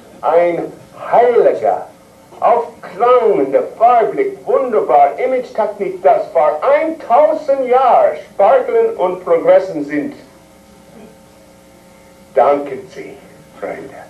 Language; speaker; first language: German; non-native, learner; English